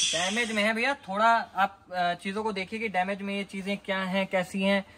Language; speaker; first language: Hindi; native; Hindi